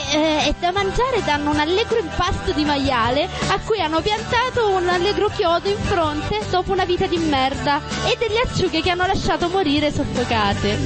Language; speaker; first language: Italian; native; Italian